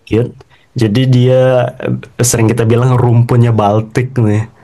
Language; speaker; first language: Indonesian; native; Indonesian